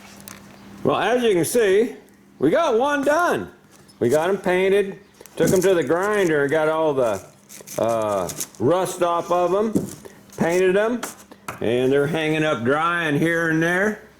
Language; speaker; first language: English; native; English